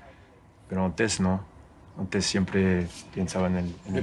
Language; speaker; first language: Spanish; non-native, learner; French